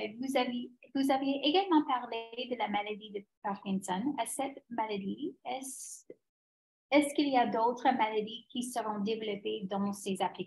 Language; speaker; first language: French; non-native, fluent; English